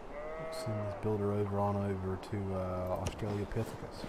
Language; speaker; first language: English; native; English